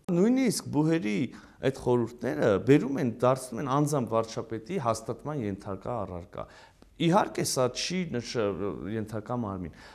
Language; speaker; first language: Armenian; native; Armenian